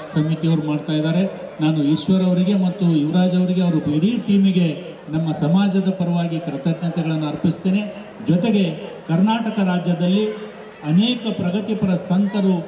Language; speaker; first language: Kannada; non-native, local second language; Lambadi